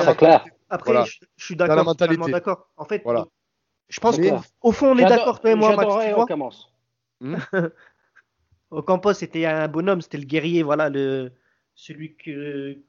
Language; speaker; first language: French; native; French